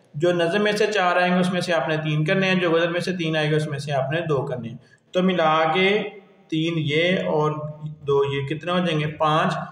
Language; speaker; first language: Urdu; non-native, local second language; Punjabi